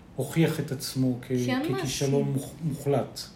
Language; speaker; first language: Hebrew; early bilingual, other home language; Spanish